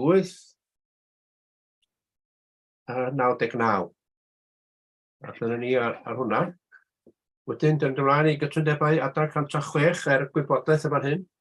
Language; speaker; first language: Welsh; native; Welsh